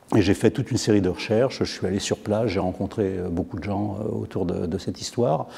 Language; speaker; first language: French; native; French